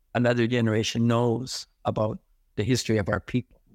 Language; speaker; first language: English; non-native, fluent; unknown